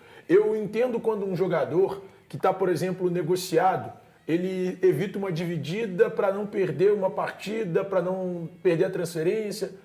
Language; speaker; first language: Portuguese; native; Portuguese